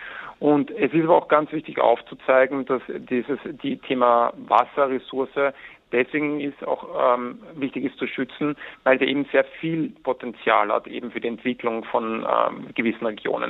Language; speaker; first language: German; native; German